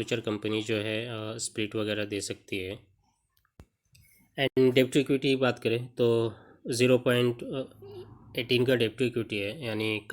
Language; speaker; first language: Hindi; native; Hindi